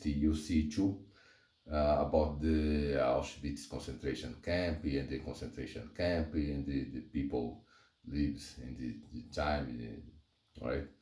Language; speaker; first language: English; non-native, learner; Portuguese